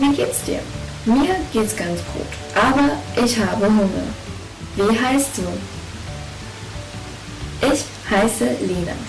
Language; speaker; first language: German; non-native, fluent; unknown